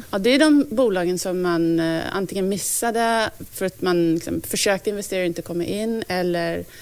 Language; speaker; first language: Swedish; non-native, fluent; English